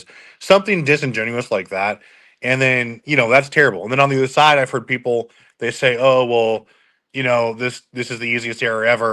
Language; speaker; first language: English; native; English